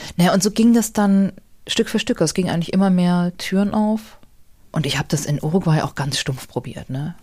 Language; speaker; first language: German; native; German